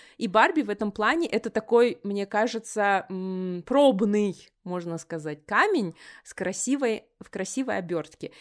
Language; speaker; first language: Russian; native; Russian